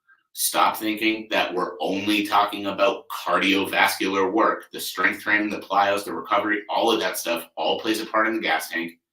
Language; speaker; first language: English; native; English